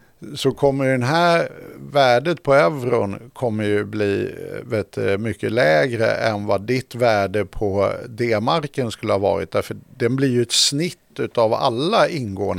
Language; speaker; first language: Swedish; native; Swedish